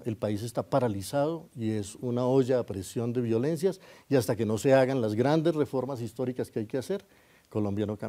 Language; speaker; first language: Spanish; native; Spanish